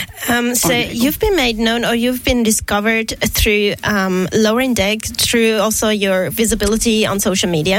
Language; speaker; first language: English; non-native, fluent; French